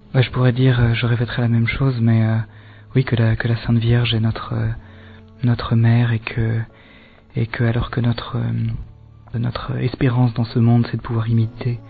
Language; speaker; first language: French; native; French